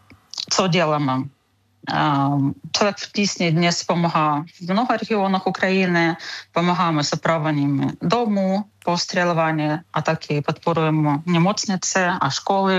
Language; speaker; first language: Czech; non-native, fluent; Ukrainian